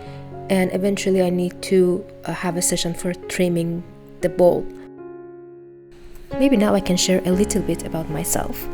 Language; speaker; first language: English; non-native, fluent; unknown